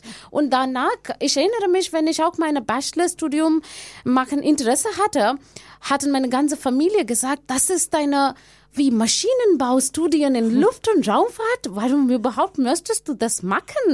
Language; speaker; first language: German; non-native, learner; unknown